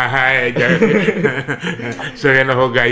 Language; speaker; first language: Japanese; non-native, learner; Indonesian